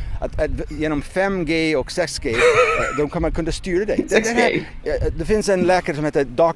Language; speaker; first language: Swedish; non-native, fluent; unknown